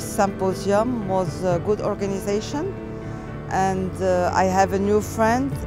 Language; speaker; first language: English; non-native, learner; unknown